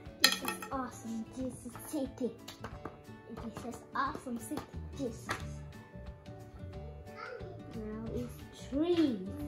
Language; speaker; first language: English; early bilingual, other home language; Indonesian